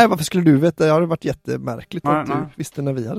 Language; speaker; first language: Swedish; native; Swedish